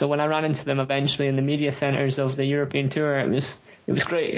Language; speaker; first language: English; native; English